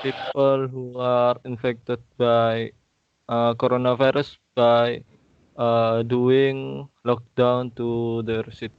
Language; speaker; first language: English; non-native, learner; Indonesian